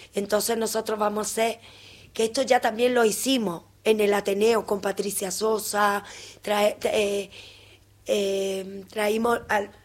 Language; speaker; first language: Spanish; native; Spanish